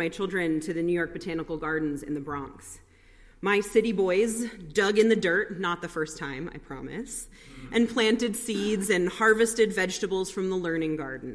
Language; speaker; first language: English; native; English